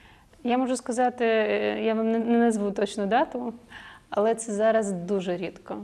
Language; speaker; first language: Ukrainian; non-native, local second language; Russian